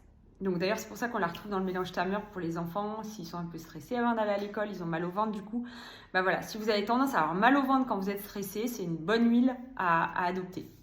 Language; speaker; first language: French; native; French